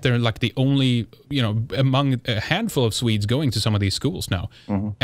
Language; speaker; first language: English; non-native, fluent; Swedish